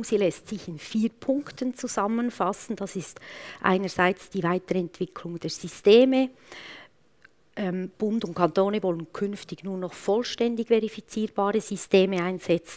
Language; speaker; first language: German; native; German